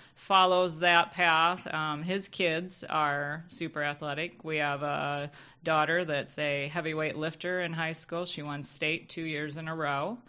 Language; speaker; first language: English; native; English